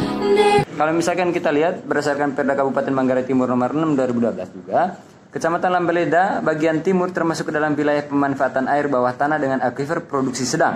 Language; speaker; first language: Indonesian; native; Indonesian